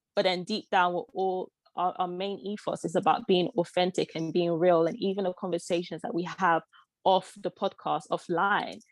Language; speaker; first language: English; early bilingual, other home language; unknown